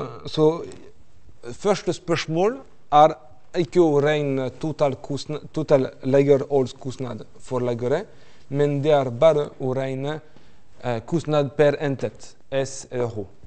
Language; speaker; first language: Norwegian; non-native, fluent; French